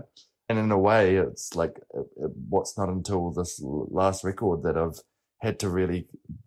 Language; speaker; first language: English; native; English